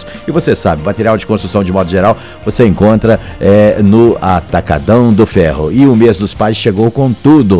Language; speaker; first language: Portuguese; native; Portuguese